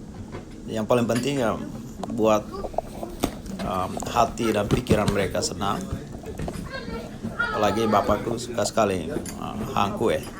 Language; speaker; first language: Indonesian; non-native, local second language; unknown